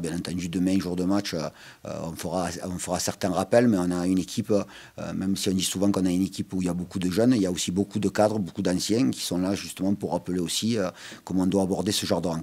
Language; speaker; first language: French; native; French